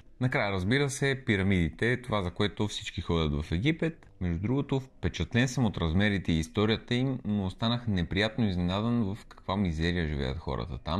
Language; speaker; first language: Bulgarian; native; Bulgarian